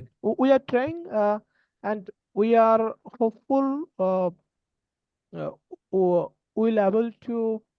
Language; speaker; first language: English; non-native, learner; Bangla